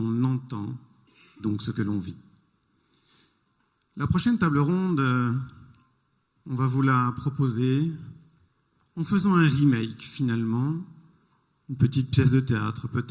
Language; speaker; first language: French; native; French